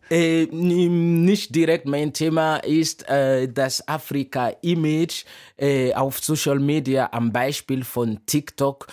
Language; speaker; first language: German; non-native, fluent; Mossi